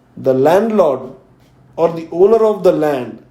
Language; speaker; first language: English; non-native, local second language; Marathi